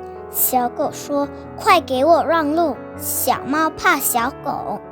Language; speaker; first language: Chinese; non-native, learner; Vietnamese